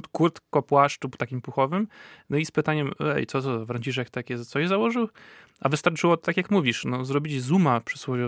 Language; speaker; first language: Polish; native; Polish